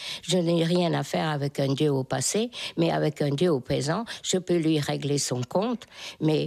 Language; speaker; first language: French; non-native, fluent; Hungarian